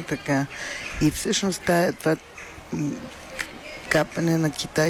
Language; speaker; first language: Bulgarian; native; Bulgarian